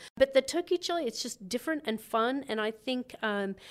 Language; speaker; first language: English; native; English